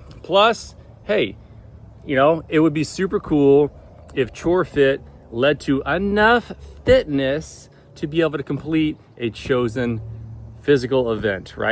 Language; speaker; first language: English; native; English